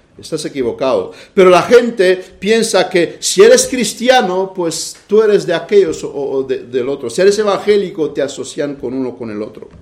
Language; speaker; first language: Spanish; non-native, fluent; Romanian